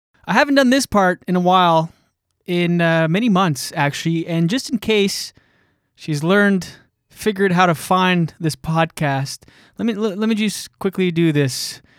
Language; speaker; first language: English; early bilingual, other home language; French